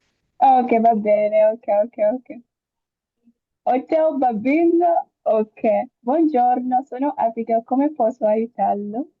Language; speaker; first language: Italian; non-native, learner; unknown